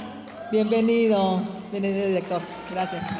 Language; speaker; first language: Spanish; native; Spanish